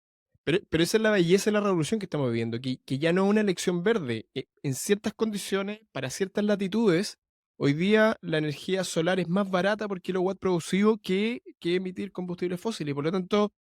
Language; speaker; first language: Spanish; native; Spanish